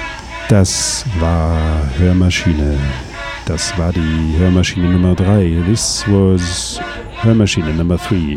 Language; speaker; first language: German; native; German